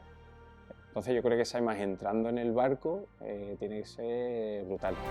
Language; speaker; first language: Spanish; native; Spanish